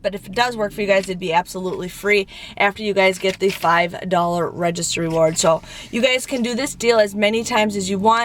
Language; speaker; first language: English; native; English